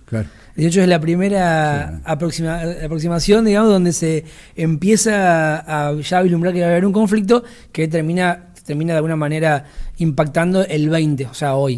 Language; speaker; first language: Spanish; native; Spanish